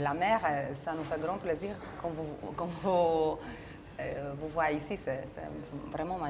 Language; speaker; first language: French; non-native, fluent; Polish